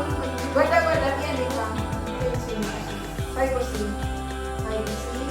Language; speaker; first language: Italian; non-native, learner; Filipino